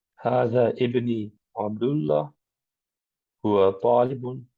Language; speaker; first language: Arabic; non-native, learner; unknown